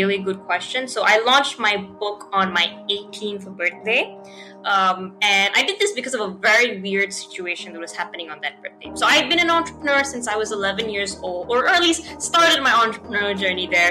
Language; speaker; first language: English; non-native, local second language; Tamil